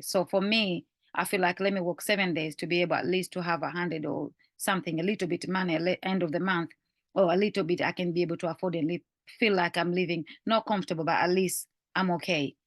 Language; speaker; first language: English; non-native, fluent; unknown